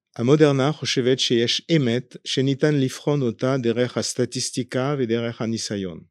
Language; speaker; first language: Hebrew; non-native, fluent; French